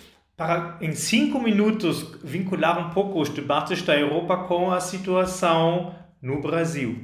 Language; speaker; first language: Portuguese; non-native, fluent; German